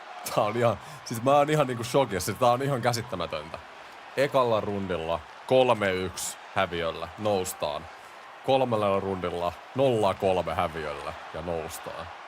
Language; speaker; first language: Finnish; native; Finnish